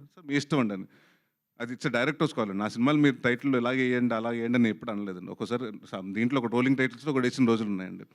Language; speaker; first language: Telugu; native; Telugu